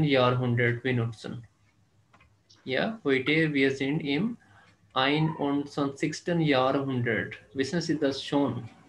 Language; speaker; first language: German; non-native, fluent; Urdu